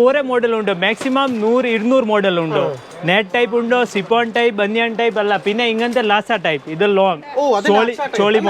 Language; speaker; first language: Malayalam; non-native, local second language; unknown